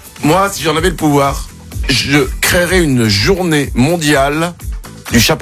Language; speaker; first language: French; native; French